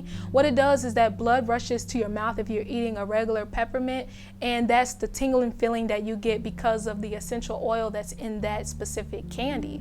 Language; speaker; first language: English; native; English